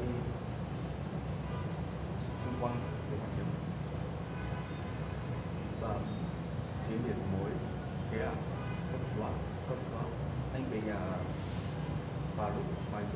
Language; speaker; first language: Vietnamese; non-native, learner; Japanese